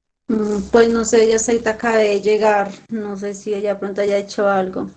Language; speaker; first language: Spanish; native; Spanish